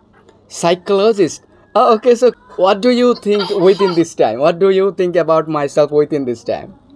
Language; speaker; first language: English; non-native, learner; Bangla